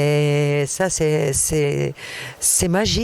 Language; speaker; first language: French; non-native, fluent; Arabic